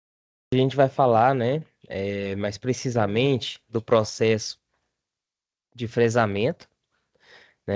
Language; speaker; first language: Portuguese; native; Portuguese